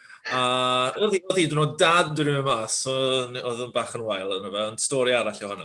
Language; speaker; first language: Welsh; native; Welsh